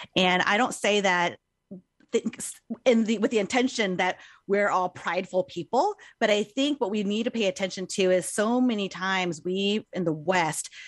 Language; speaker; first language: English; native; English